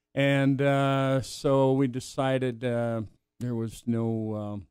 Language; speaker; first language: English; native; English